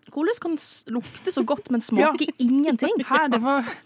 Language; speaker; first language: Norwegian; non-native, fluent; Filipino